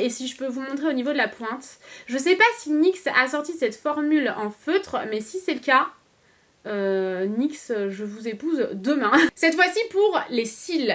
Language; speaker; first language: French; native; French